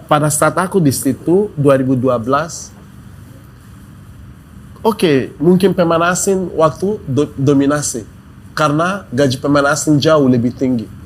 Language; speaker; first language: Indonesian; non-native, fluent; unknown